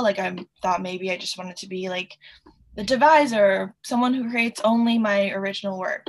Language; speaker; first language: English; early bilingual, other home language; Chinese